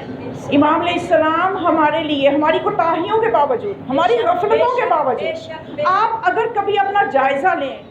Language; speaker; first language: Urdu; native; Urdu